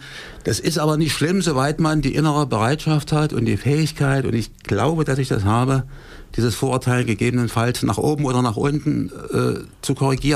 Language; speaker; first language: German; native; German